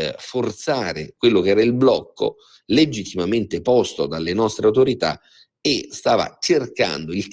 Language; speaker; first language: Italian; native; Italian